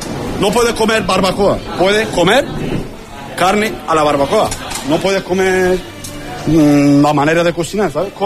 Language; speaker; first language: Spanish; non-native, learner; Turkish